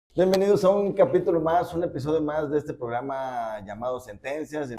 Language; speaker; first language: Spanish; native; Spanish